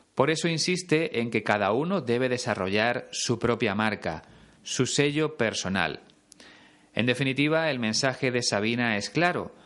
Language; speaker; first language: Spanish; native; Spanish